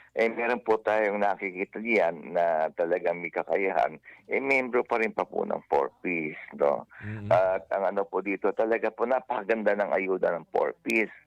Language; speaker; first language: Filipino; native; Filipino